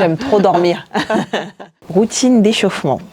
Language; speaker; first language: French; native; French